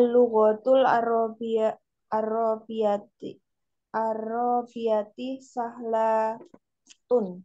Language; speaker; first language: Arabic; non-native, learner; Indonesian